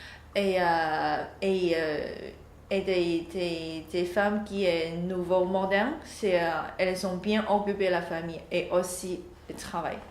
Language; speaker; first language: French; non-native, learner; Chinese